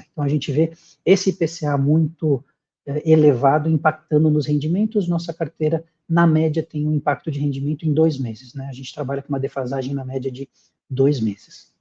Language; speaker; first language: Portuguese; native; Portuguese